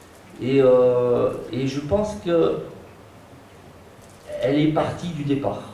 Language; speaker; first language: French; native; French